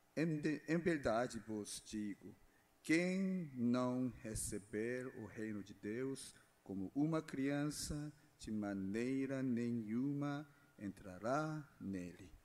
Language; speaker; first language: Portuguese; non-native, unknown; Korean